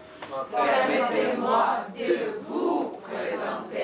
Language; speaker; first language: French; non-native, learner; Russian